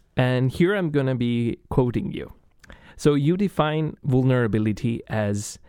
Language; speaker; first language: English; non-native, fluent; Spanish